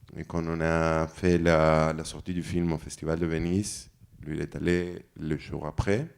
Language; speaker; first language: French; non-native, fluent; Spanish